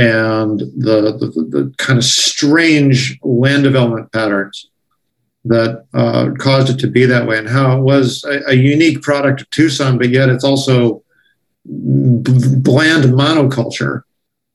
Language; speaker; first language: English; native; English